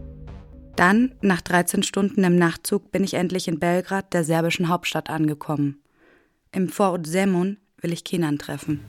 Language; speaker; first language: German; native; German